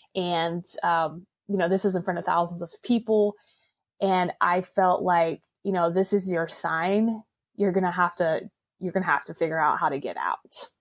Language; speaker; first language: English; non-native, local second language; Pennsylvania German